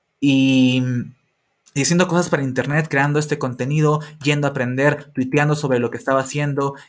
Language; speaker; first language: Spanish; native; Spanish